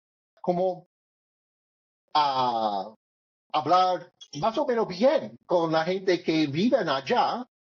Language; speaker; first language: Spanish; non-native, learner; English